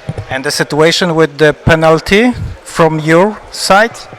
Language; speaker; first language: English; non-native, learner; Polish